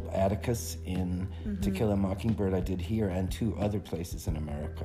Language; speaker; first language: English; native; English